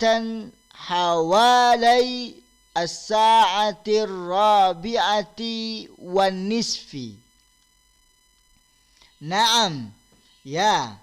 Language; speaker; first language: Arabic; non-native, fluent; Indonesian